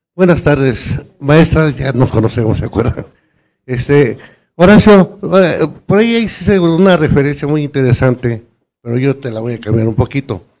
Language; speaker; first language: Spanish; native; Spanish